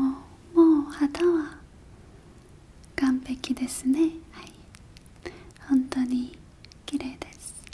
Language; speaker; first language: Japanese; non-native, learner; Korean